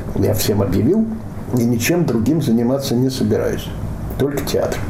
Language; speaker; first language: Russian; non-native, local second language; Yiddish